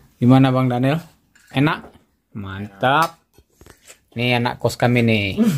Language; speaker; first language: Indonesian; native; Indonesian